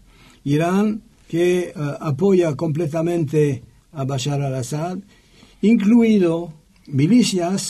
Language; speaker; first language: Spanish; non-native, learner; French